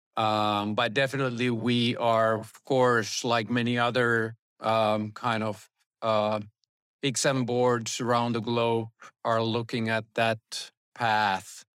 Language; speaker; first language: English; non-native, fluent; Finnish